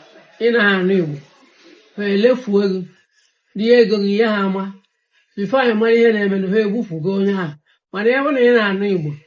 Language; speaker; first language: Igbo; native; Igbo